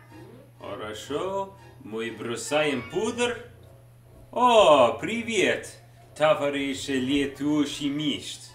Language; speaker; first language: Russian; non-native, learner; English